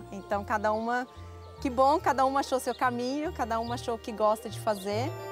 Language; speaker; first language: Portuguese; early bilingual, other home language; Dutch